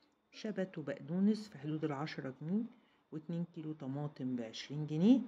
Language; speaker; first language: Arabic; native; Arabic